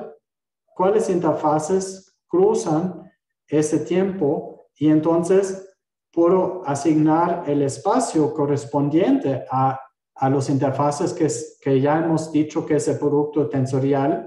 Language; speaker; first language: Spanish; non-native, fluent; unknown